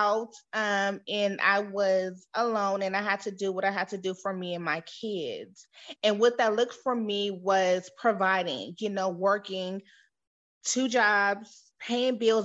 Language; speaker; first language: English; native; English